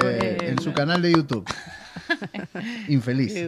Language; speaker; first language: Spanish; native; Spanish